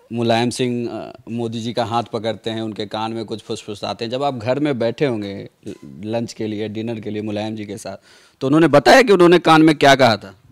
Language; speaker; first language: Hindi; native; Hindi